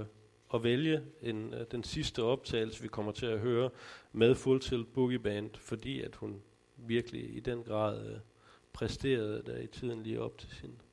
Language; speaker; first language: Danish; native; Danish